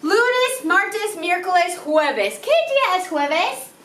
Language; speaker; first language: Spanish; non-native, fluent; English